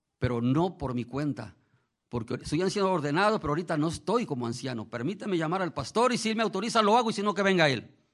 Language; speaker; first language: Spanish; native; Spanish